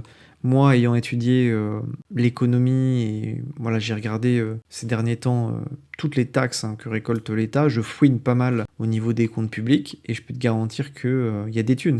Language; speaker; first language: French; native; French